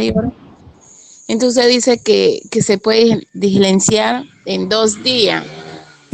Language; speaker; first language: Spanish; native; Spanish